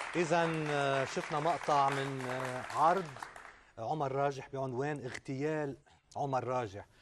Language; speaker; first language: Arabic; native; Arabic